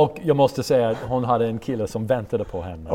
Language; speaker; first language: Swedish; non-native, fluent; English